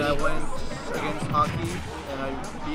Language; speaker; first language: English; native; English